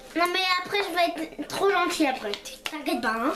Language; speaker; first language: French; early bilingual, other home language; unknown